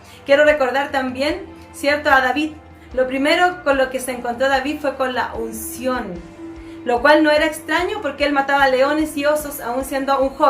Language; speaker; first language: Spanish; native; Spanish